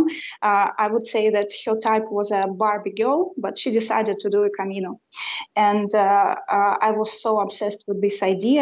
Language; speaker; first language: English; non-native, fluent; Russian